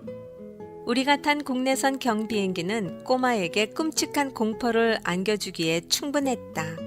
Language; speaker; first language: Korean; native; Korean